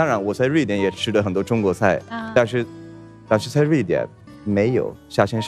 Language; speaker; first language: Chinese; non-native, fluent; Swedish